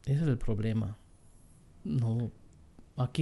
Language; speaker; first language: Spanish; non-native, fluent; German